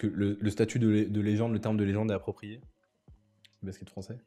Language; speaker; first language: French; native; French